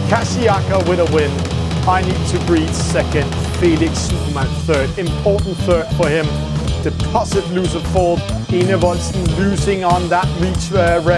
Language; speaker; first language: English; non-native, fluent; Danish